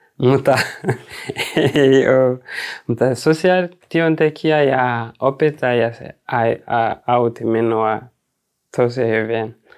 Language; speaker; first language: Finnish; non-native, learner; Rundi